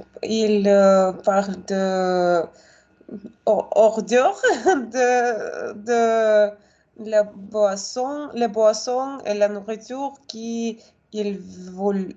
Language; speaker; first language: French; non-native, learner; Russian